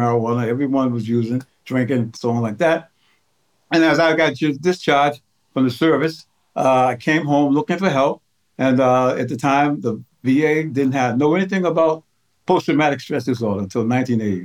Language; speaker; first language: English; native; English